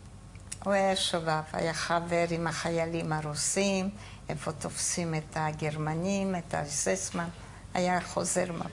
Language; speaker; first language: Hebrew; non-native, fluent; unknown